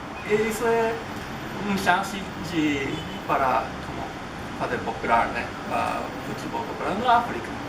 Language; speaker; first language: Portuguese; non-native, learner; Japanese